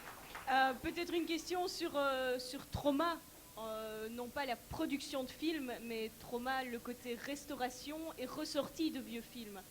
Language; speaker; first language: French; native; French